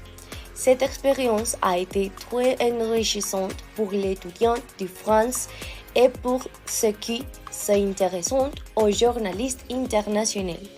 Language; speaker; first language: French; non-native, learner; Spanish